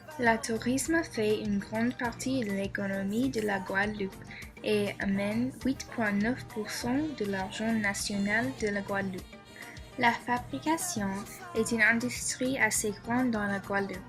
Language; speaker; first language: French; non-native, learner; English